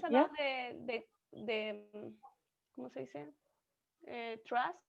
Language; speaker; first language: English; non-native, learner; Spanish